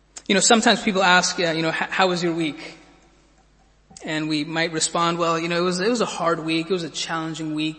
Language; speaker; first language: English; native; English